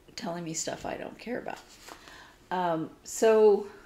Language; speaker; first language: English; native; English